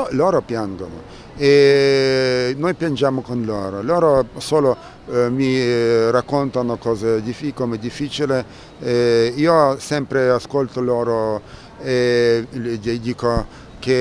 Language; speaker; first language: Italian; non-native, fluent; Russian